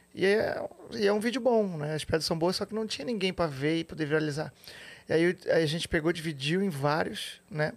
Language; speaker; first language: Portuguese; native; Portuguese